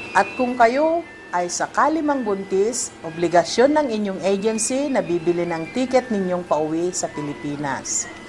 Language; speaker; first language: Filipino; native; Filipino